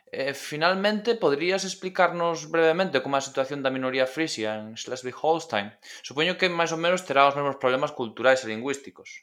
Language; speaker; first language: Galician; native; Galician